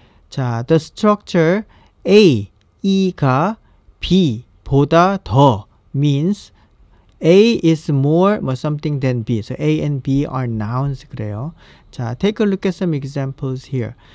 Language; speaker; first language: English; non-native, fluent; Korean